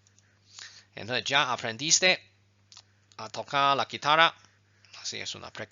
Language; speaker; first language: Spanish; non-native, fluent; Chinese